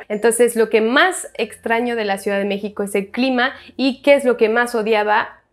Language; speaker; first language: Spanish; non-native, fluent; French